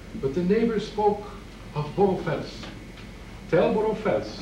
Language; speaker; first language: English; native; English